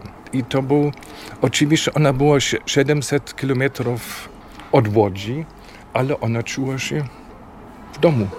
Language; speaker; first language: Polish; non-native, fluent; German